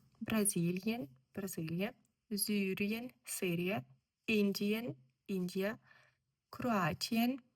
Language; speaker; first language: German; non-native, fluent; Ukrainian